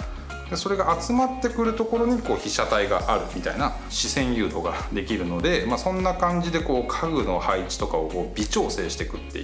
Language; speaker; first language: Japanese; native; Japanese